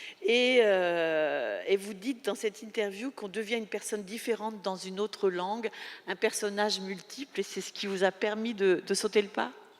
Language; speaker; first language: French; native; French